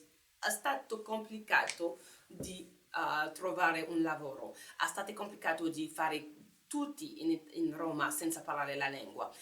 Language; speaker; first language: Italian; non-native, learner; French